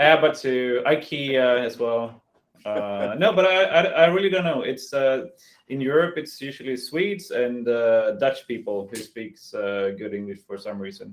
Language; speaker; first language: English; non-native, fluent; Swedish